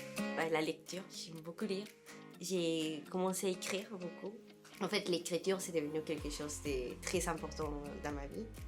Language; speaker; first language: French; non-native, fluent; Spanish